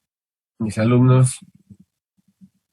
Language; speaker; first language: Spanish; native; Spanish